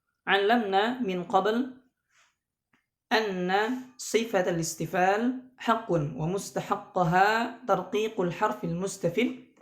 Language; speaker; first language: Arabic; non-native, fluent; Indonesian